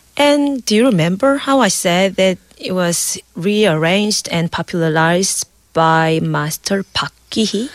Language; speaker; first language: English; non-native, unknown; Korean